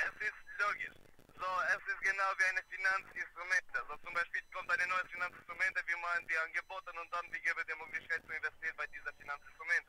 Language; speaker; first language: German; non-native, learner; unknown